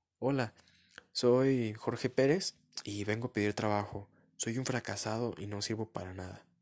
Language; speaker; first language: Spanish; early bilingual, heritage; Spanish